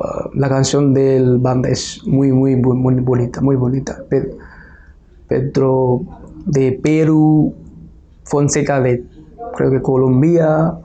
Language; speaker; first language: Spanish; non-native, fluent; Bangla